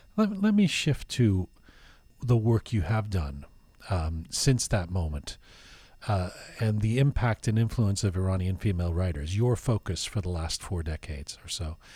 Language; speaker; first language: English; early bilingual, other home language; Persian